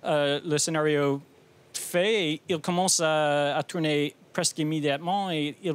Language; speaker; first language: French; non-native, fluent; English